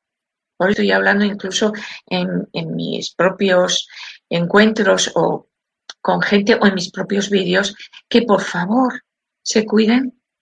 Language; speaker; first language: Spanish; native; Spanish